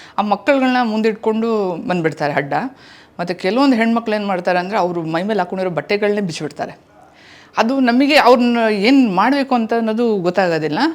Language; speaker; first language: Kannada; native; Kannada